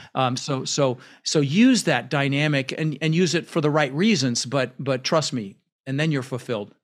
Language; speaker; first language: English; early bilingual, other home language; Dutch